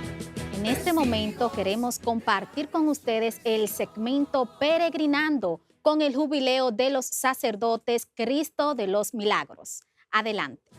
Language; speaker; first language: Spanish; native; Spanish